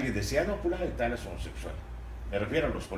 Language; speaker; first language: Spanish; native; Spanish